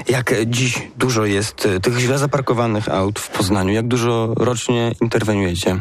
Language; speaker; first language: Polish; native; Polish